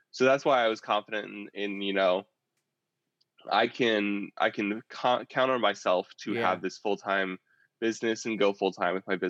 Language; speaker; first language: English; native; English